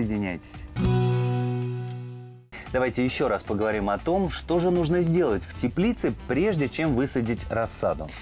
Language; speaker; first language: Russian; native; Russian